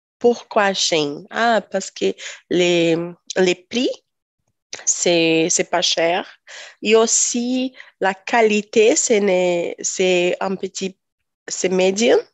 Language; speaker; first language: French; non-native, learner; Portuguese